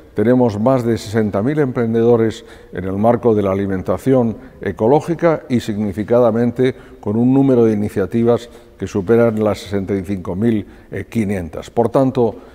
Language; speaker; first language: Spanish; native; Spanish